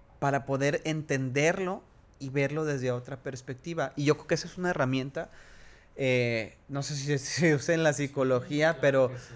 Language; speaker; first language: Spanish; native; Spanish